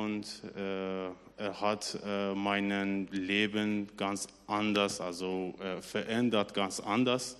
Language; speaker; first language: German; non-native, learner; Persian